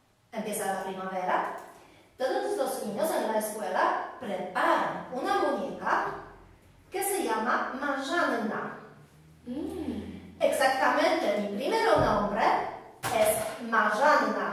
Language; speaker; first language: Spanish; non-native, fluent; Polish